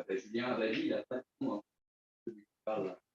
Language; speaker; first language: French; native; French